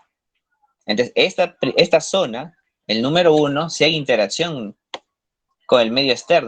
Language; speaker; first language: Spanish; native; Spanish